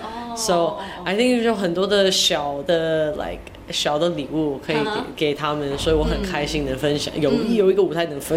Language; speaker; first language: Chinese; early bilingual, heritage; English